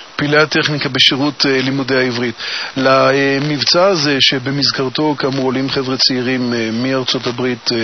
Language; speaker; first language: Hebrew; native; Hebrew